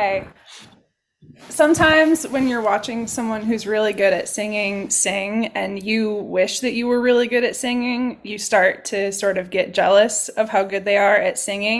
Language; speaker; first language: English; native; English